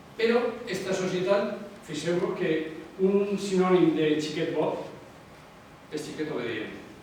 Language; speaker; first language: Catalan; non-native, local second language; Spanish